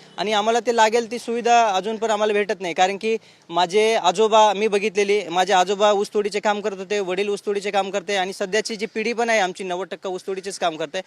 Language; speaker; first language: Marathi; non-native, local second language; Lambadi